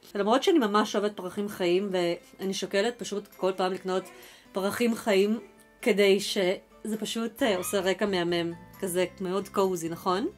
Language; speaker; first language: Hebrew; early bilingual, other home language; Russian